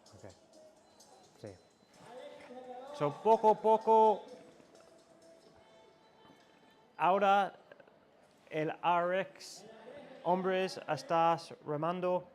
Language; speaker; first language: Spanish; non-native, learner; English